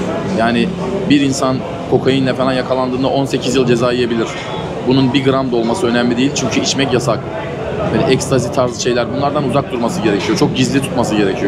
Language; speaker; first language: Turkish; native; Turkish